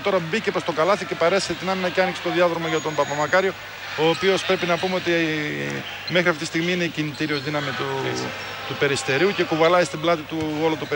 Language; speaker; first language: Greek; native; Greek